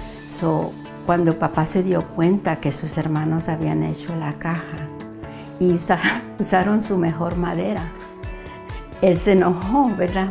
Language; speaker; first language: Spanish; early bilingual, heritage; Spanish